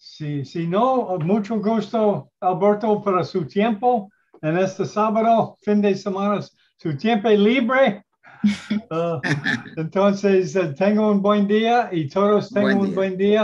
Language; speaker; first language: Spanish; non-native, learner; English